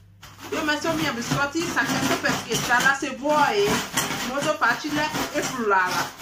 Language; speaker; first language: Italian; non-native, learner; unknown